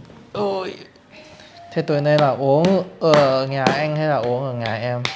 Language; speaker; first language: Vietnamese; non-native, fluent; Chinese